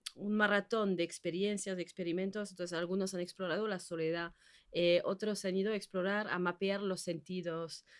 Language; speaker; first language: Spanish; non-native, fluent; Basque